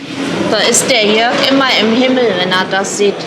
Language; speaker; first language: German; native; German